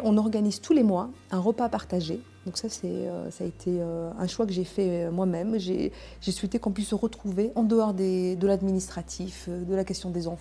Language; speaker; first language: French; native; French